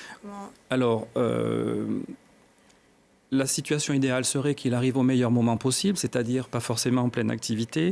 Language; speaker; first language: French; native; French